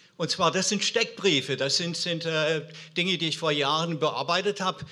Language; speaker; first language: German; non-native, fluent; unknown